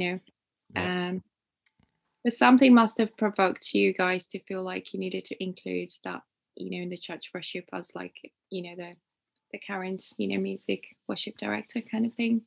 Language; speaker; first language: English; non-native, local second language; Ganda